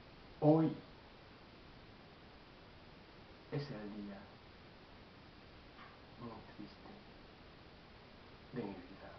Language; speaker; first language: Spanish; non-native, learner; Haitian Creole